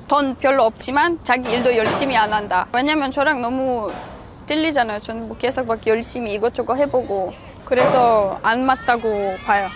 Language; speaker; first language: Korean; non-native, fluent; Polish